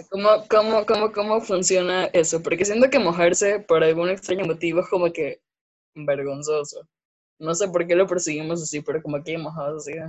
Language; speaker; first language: Spanish; native; Spanish